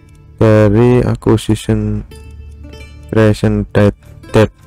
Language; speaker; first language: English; non-native, learner; Indonesian